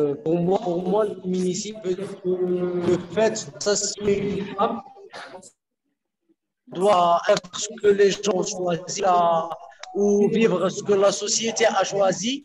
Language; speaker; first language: French; non-native, learner; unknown